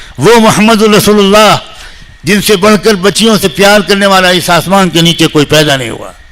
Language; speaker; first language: Urdu; native; Urdu